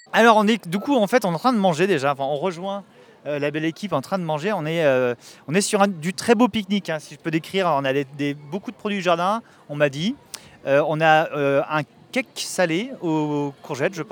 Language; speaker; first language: French; native; French